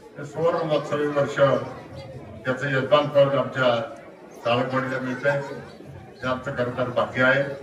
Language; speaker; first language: Marathi; native; Marathi